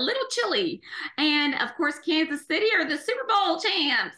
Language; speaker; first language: English; native; English